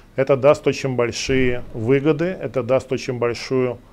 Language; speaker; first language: Russian; native; Russian